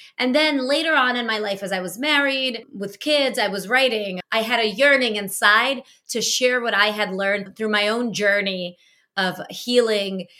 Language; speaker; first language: English; early bilingual, other home language; Russian